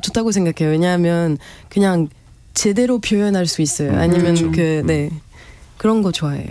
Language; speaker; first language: Korean; non-native, fluent; French